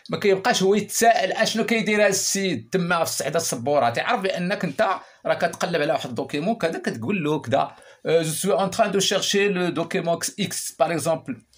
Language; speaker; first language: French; non-native, local second language; Arabic